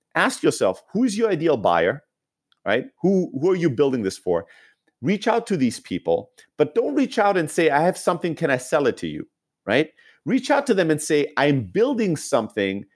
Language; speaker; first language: English; non-native, fluent; Greek